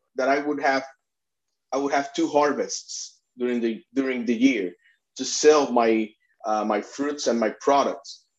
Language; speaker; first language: English; non-native, fluent; Spanish